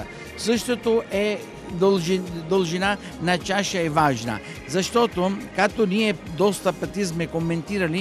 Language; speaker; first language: Bulgarian; non-native, fluent; Italian